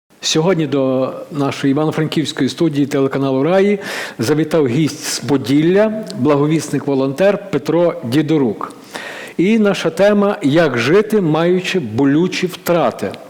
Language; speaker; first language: Ukrainian; native; Ukrainian